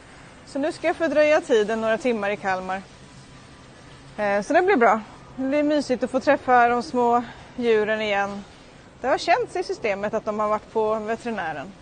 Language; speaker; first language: Swedish; native; Swedish